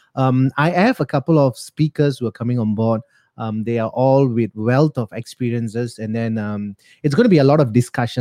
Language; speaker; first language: English; non-native, local second language; Tamil